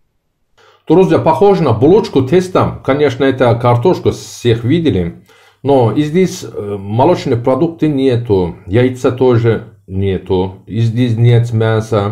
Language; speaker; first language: Russian; non-native, learner; Turkish